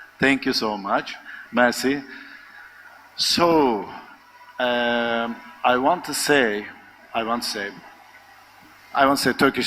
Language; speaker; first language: English; non-native, learner; Turkish